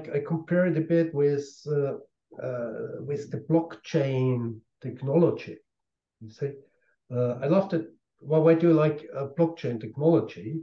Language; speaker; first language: English; non-native, fluent; German